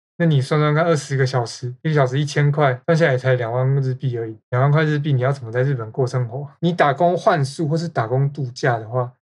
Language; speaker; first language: Chinese; native; Chinese